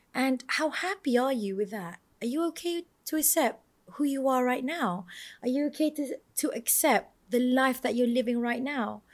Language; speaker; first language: English; non-native, local second language; Malay